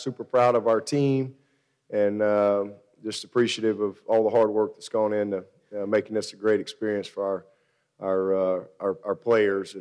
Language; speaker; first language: English; native; English